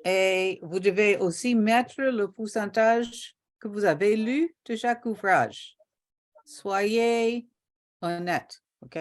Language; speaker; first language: French; non-native, local second language; Haitian Creole